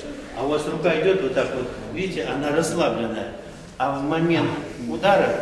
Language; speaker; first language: Russian; native; Russian